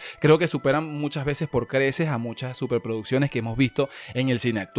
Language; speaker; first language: Spanish; native; Spanish